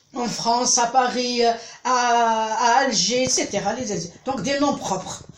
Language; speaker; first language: French; non-native, local second language; Arabic